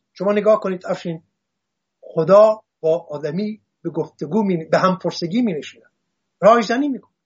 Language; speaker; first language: Persian; non-native, local second language; Assyrian Neo-Aramaic